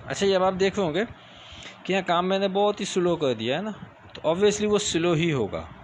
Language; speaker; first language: Urdu; native; Urdu